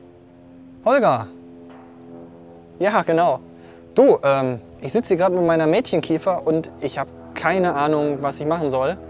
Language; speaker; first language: German; native; German